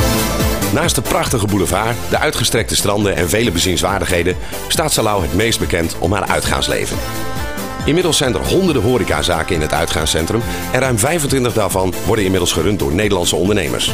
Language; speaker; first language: Dutch; native; Dutch